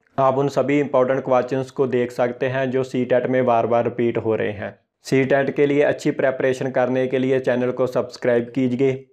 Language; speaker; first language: Hindi; non-native, local second language; Punjabi